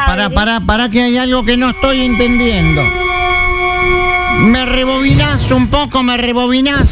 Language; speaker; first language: Spanish; native; Spanish